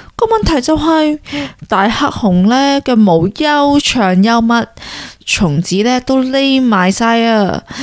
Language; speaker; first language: Cantonese; early bilingual, heritage; Cantonese